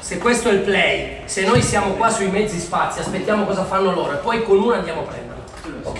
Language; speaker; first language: Italian; native; Italian